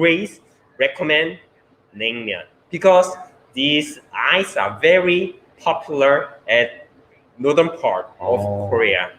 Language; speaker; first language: English; non-native, learner; Korean